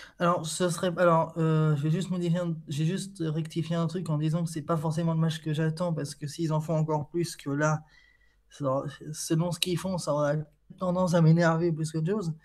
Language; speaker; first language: French; native; French